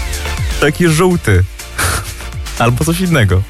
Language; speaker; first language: Polish; native; Polish